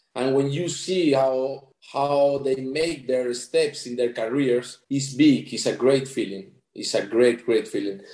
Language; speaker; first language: English; non-native, fluent; Spanish